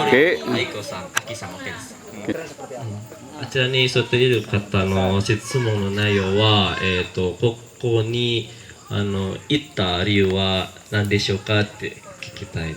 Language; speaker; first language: Japanese; non-native, learner; Indonesian